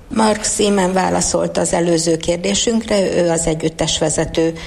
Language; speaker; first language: Hungarian; native; Hungarian